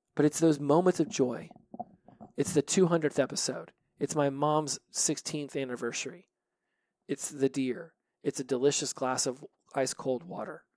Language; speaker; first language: English; native; English